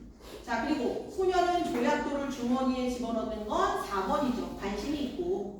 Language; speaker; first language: Korean; native; Korean